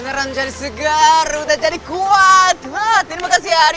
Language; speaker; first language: Indonesian; non-native, learner; Japanese